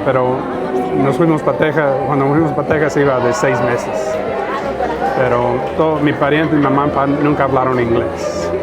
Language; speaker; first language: Spanish; early bilingual, heritage; Spanish